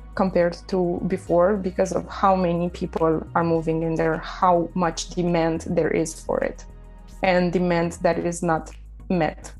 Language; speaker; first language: English; non-native, fluent; Romanian